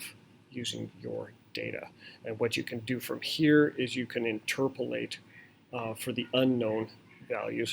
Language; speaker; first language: English; native; English